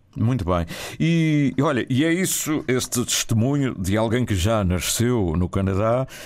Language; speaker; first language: Portuguese; native; Portuguese